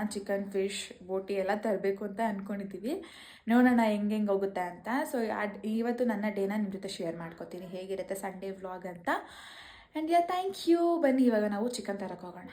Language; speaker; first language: Kannada; native; Kannada